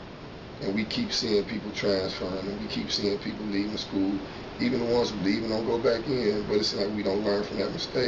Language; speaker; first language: English; native; English